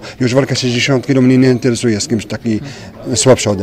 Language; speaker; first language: Polish; non-native, fluent; French